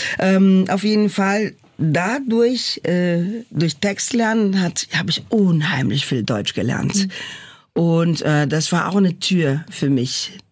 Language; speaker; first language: German; non-native, fluent; Portuguese